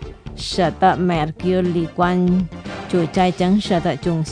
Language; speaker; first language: Chinese; non-native, fluent; Indonesian